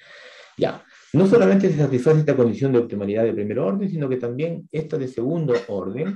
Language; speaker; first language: Spanish; native; Spanish